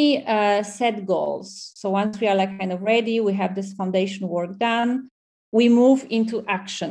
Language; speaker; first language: English; non-native, fluent; Polish